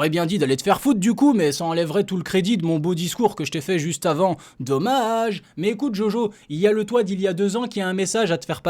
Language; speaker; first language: French; native; French